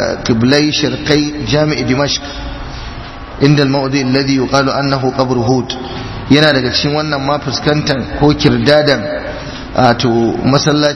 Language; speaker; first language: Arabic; non-native, fluent; Hausa